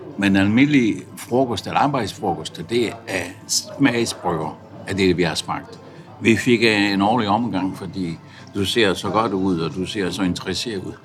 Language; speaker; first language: Danish; non-native, fluent; Italian